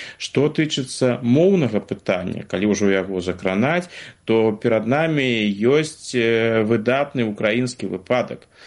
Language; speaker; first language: Belarusian; non-native, local second language; Russian